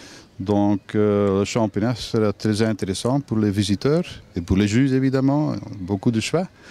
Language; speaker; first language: French; non-native, local second language; Dutch